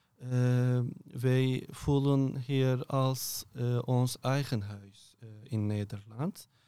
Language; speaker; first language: Dutch; non-native, learner; Turkish